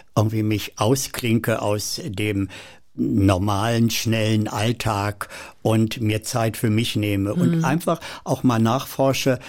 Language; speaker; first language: German; native; German